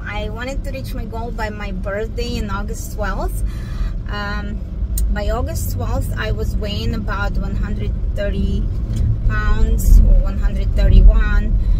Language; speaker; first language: English; non-native, fluent; Russian